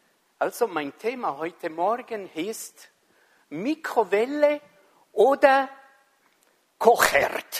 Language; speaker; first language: German; non-native, fluent; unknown